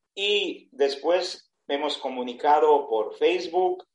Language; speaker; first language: Spanish; non-native, fluent; Serbian